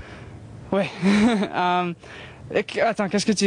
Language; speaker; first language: French; non-native, local second language; English